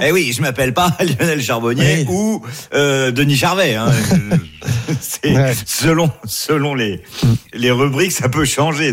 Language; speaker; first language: French; native; French